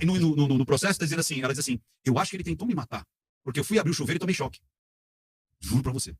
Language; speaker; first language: Portuguese; native; Portuguese